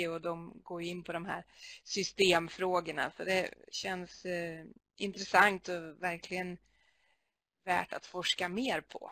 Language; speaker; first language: Swedish; native; Swedish